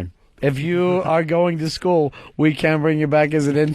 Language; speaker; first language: English; native; English